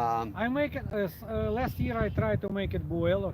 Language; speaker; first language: English; non-native, learner; Korean